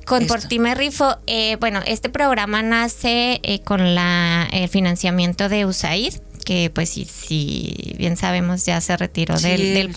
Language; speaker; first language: Spanish; native; Spanish